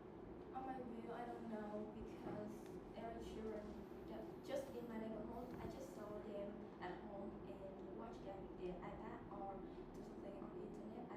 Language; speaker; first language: English; non-native, learner; Vietnamese